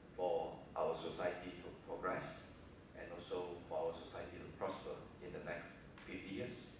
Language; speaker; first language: English; non-native, local second language; Chinese